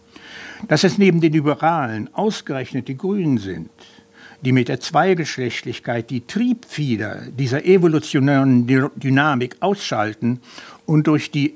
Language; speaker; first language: German; native; German